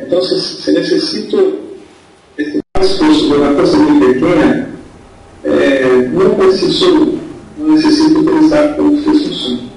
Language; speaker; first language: Spanish; non-native, fluent; Portuguese